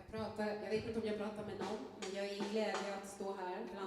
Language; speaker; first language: Swedish; non-native, learner; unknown